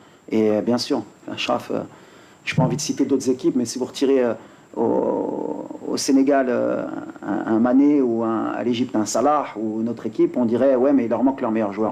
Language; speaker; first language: French; native; French